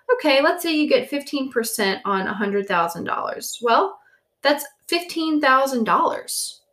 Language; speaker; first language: English; native; English